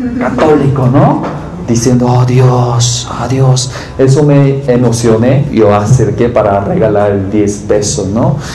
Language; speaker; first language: Spanish; non-native, learner; Korean